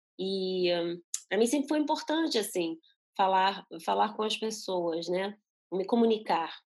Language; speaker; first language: Portuguese; early bilingual, other home language; Spanish